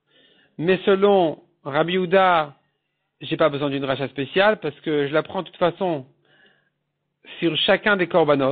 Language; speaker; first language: French; native; French